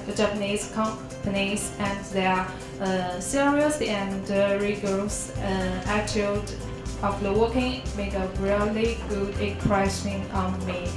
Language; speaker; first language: English; non-native, fluent; Chinese